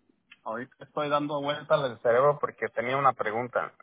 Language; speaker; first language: Spanish; early bilingual, heritage; Spanish